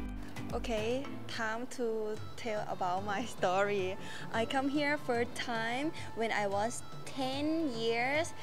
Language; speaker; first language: English; non-native, learner; Thai